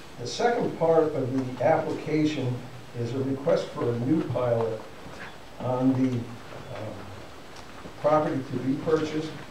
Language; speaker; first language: English; native; English